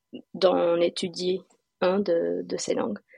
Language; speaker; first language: French; non-native, fluent; English